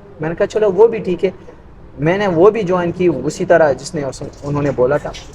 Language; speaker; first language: Urdu; non-native, local second language; Pashto